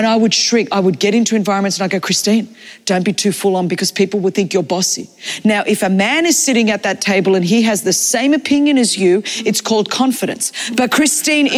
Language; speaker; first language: English; non-native, local second language; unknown